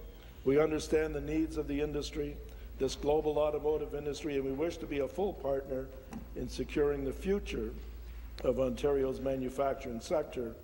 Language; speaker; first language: English; native; English